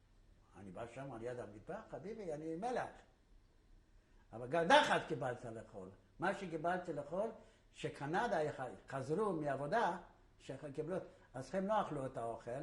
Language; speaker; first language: Hebrew; non-native, fluent; Polish